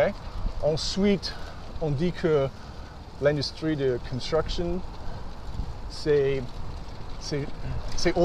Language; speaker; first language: French; early bilingual, heritage; English